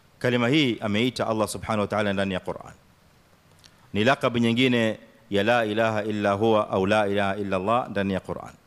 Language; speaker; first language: Swahili; native; Swahili